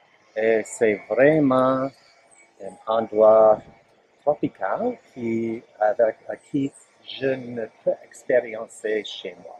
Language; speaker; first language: French; non-native, learner; English